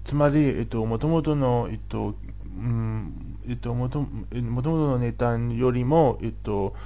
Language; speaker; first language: Japanese; non-native, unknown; Chinese